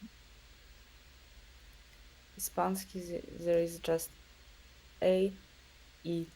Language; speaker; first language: English; non-native, learner; Russian